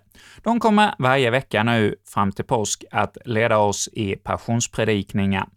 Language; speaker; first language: Swedish; native; Swedish